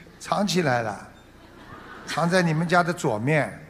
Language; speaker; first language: Chinese; non-native, local second language; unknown